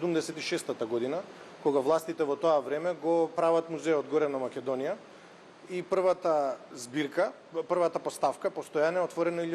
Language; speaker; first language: Macedonian; native; Macedonian